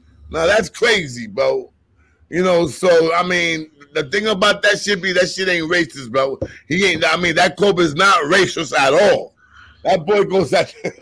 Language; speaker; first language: English; early bilingual, other home language; Spanish